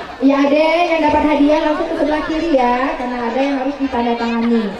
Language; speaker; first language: Malay; native; Malay